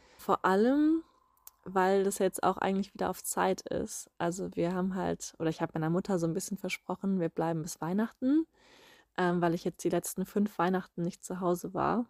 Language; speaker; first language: German; native; German